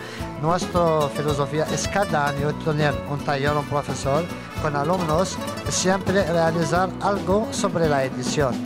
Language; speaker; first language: Spanish; non-native, fluent; Arabic